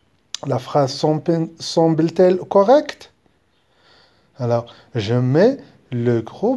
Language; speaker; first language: French; non-native, local second language; Arabic